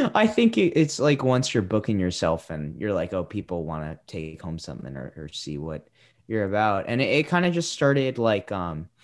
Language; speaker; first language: English; native; English